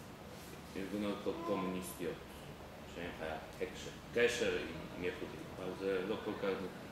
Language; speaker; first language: Hebrew; non-native, learner; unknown